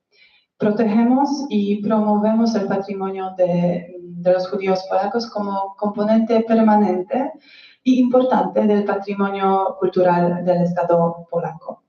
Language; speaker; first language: Spanish; non-native, fluent; Polish